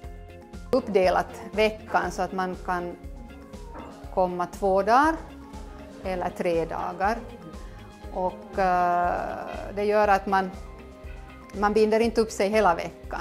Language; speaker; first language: Swedish; native; Swedish